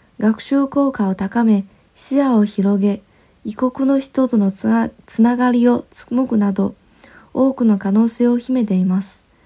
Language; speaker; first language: Japanese; non-native, fluent; Chinese